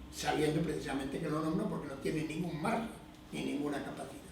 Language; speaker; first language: Spanish; non-native, local second language; Galician